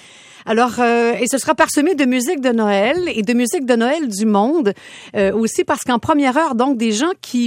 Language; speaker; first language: French; native; French